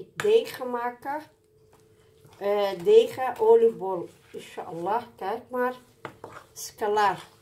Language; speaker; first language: Dutch; non-native, learner; Somali